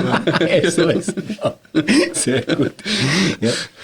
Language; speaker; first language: German; native; German